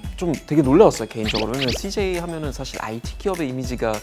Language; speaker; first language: Korean; non-native, fluent; German